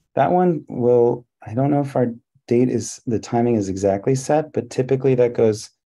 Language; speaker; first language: English; early bilingual, other home language; Hebrew